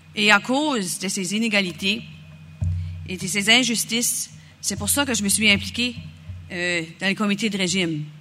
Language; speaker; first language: French; native; French